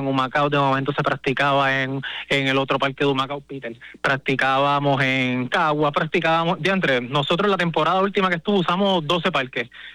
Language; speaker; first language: Spanish; native; Spanish